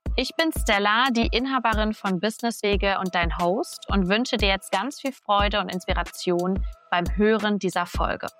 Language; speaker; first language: German; native; German